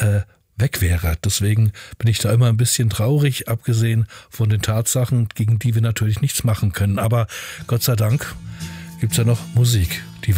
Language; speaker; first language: German; native; German